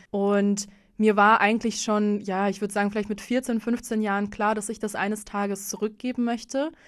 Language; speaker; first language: German; early bilingual, other home language; Russian